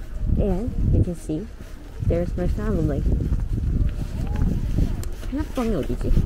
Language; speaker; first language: English; non-native, learner; Korean